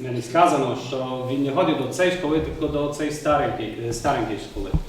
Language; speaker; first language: Ukrainian; early bilingual, heritage; English